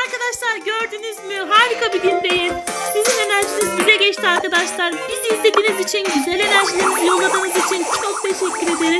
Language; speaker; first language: Turkish; native; Turkish